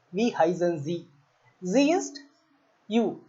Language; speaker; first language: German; non-native, learner; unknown